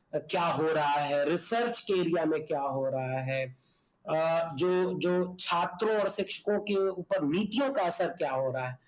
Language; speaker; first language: Hindi; native; Hindi